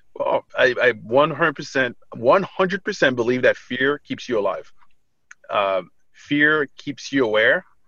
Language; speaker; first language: English; early bilingual, other home language; French